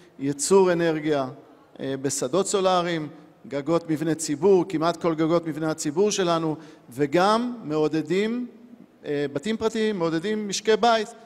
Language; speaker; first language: Hebrew; native; Hebrew